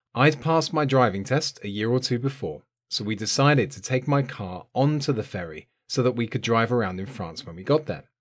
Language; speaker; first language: English; native; English